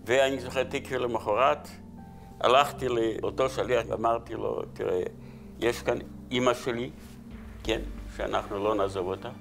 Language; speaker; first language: Hebrew; non-native, fluent; Yiddish